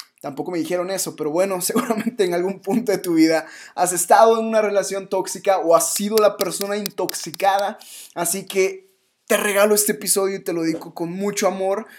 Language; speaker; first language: Spanish; native; Spanish